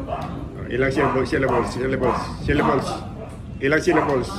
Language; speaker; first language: Filipino; native; Filipino